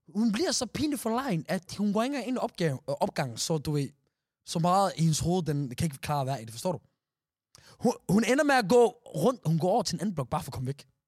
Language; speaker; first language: Danish; early bilingual, other home language; Somali